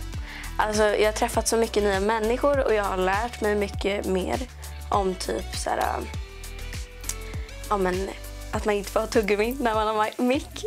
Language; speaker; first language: Swedish; native; Swedish